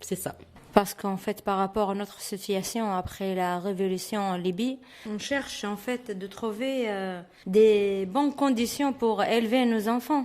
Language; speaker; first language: French; non-native, fluent; Arabic